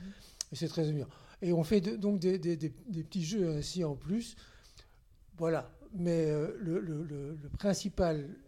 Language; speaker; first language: French; native; French